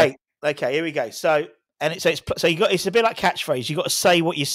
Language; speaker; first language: English; native; English